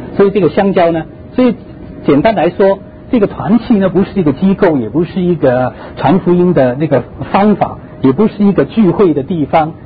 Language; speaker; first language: Chinese; non-native, local second language; Cantonese